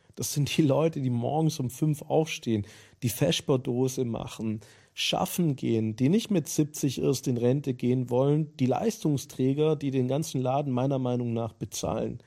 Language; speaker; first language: German; native; German